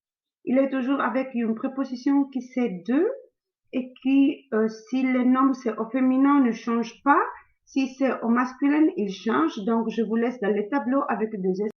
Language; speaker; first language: French; non-native, learner; Italian